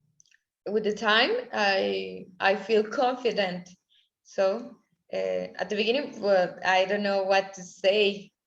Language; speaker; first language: English; non-native, learner; Spanish